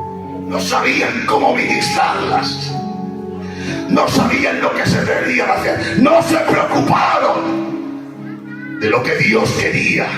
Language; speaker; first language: Spanish; native; Spanish